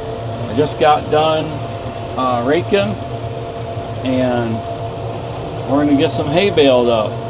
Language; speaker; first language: English; native; English